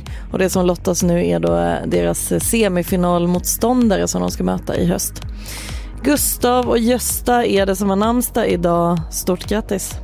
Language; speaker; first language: Swedish; native; Swedish